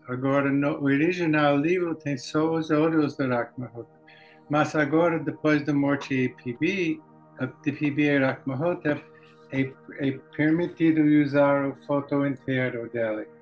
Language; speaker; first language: Portuguese; non-native, learner; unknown